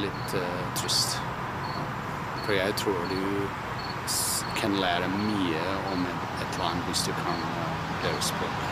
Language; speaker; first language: Norwegian; non-native, learner; English